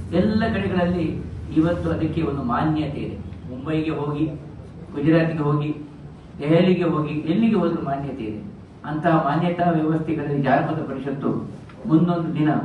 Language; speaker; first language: Kannada; non-native, local second language; Tulu